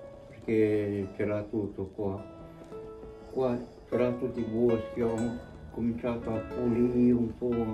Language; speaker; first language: Italian; non-native, learner; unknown